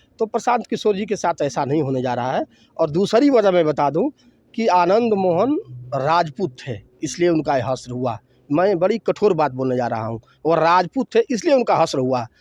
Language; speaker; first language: Hindi; native; Hindi